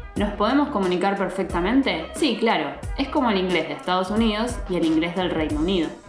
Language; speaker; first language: Spanish; native; Spanish